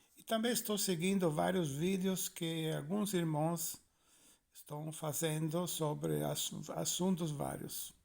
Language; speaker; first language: Portuguese; non-native, fluent; Italian